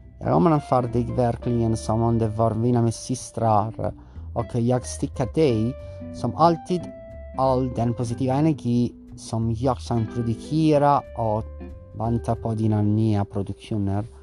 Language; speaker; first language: Swedish; non-native, learner; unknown